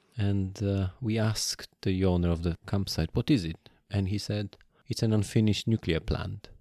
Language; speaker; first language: English; non-native, fluent; Polish